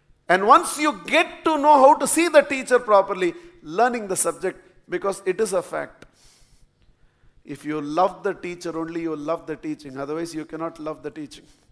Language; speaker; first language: English; non-native, local second language; Tamil